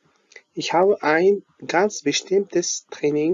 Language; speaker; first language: German; non-native, fluent; Arabic